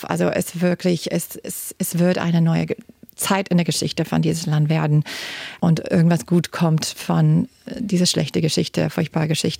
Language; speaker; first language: German; non-native, fluent; English